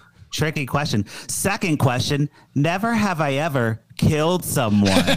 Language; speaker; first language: English; native; English